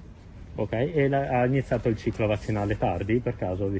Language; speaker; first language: Italian; native; Italian